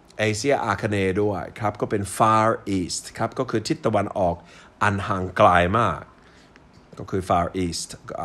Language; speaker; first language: Thai; non-native, fluent; English